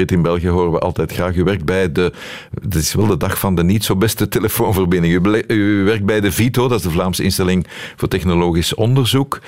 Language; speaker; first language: Dutch; native; Dutch